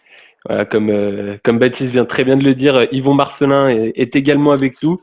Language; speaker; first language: French; native; French